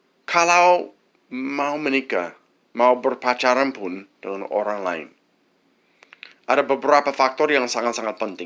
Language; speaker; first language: Indonesian; non-native, fluent; English